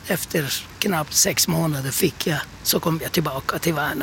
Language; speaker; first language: Swedish; non-native, fluent; Turkish